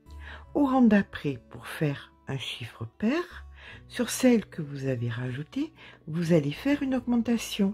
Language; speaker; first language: French; native; French